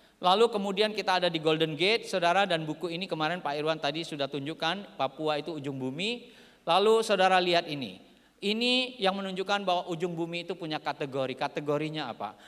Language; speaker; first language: Indonesian; native; Indonesian